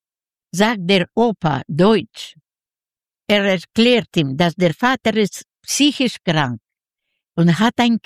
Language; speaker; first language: German; non-native, local second language; Ukrainian